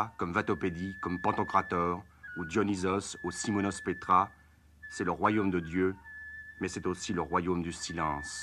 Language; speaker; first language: French; native; French